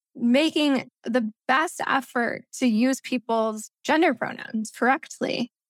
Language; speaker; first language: English; early bilingual, other home language; Spanish